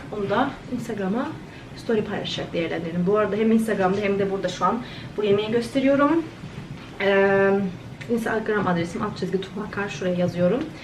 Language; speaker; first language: Turkish; native; Turkish